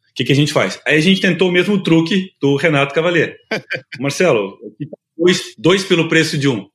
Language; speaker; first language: Portuguese; native; Portuguese